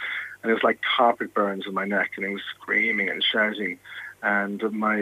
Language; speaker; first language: English; native; English